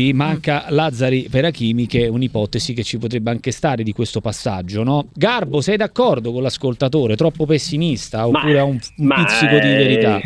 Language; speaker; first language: Italian; native; Italian